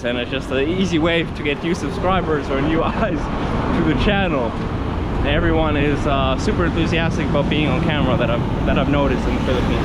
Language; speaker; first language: English; non-native, fluent; Finnish